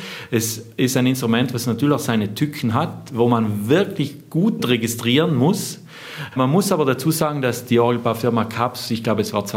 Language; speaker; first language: German; native; German